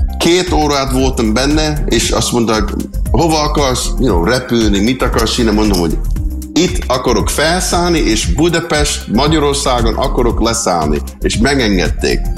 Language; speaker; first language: Hungarian; early bilingual, heritage; Hungarian